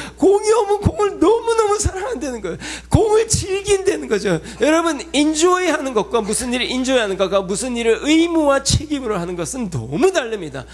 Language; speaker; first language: Korean; early bilingual, heritage; Korean